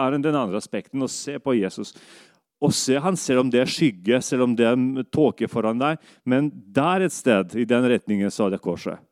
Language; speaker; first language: Norwegian; non-native, fluent; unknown